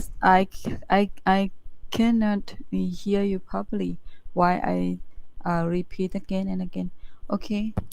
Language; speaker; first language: English; non-native, learner; Thai